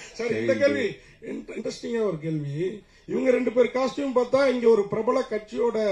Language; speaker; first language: Tamil; native; Tamil